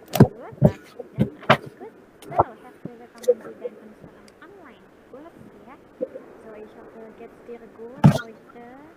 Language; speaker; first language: German; non-native, fluent; Indonesian